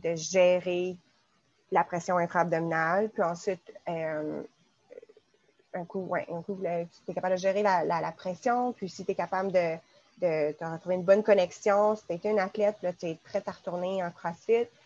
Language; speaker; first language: French; native; French